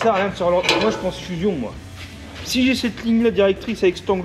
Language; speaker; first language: French; native; French